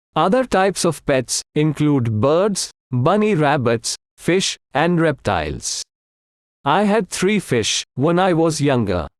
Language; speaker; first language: English; non-native, local second language; Hindi